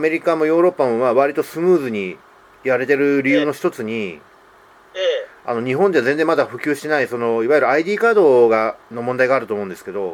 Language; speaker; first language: Japanese; native; Japanese